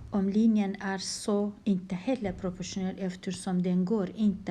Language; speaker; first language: Swedish; non-native, fluent; Kurdish